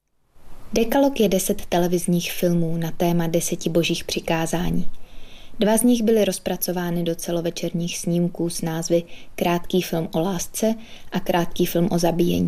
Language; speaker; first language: Czech; native; Czech